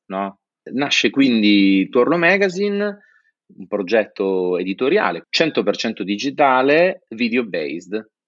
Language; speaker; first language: Italian; native; Italian